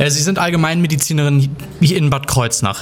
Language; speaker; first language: German; native; German